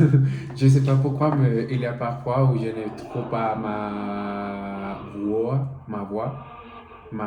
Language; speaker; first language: French; non-native, learner; Spanish